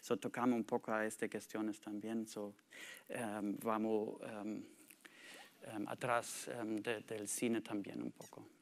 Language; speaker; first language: Spanish; non-native, learner; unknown